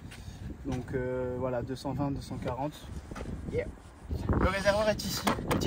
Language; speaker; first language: French; native; French